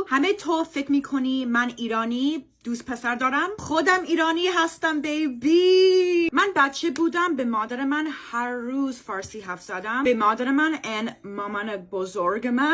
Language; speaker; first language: Persian; early bilingual, heritage; Persian